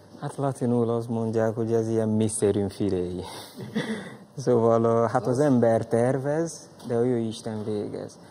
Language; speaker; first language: Hungarian; non-native, fluent; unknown